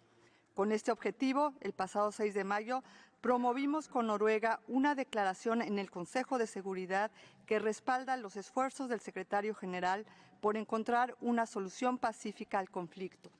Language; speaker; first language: Spanish; native; Spanish